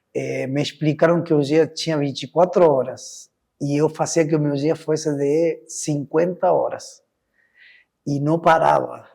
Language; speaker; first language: Portuguese; non-native, fluent; Spanish